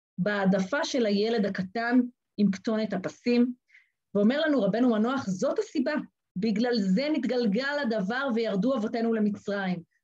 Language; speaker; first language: Hebrew; native; Hebrew